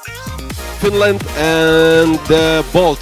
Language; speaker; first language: English; non-native, fluent; Lithuanian